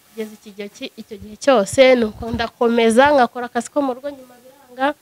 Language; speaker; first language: Kinyarwanda; native; Kinyarwanda